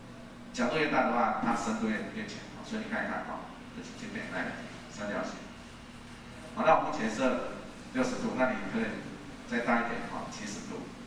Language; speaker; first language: Chinese; native; Chinese